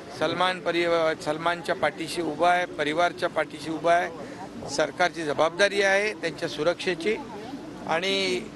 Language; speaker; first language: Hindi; non-native, local second language; Marathi